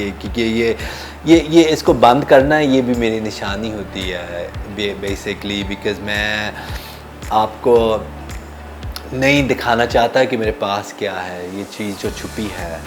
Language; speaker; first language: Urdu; early bilingual, heritage; Urdu